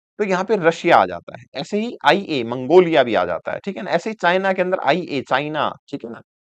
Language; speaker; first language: Hindi; native; Hindi